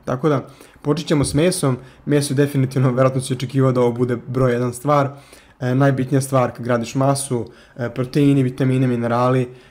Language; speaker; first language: Serbian; native; Serbian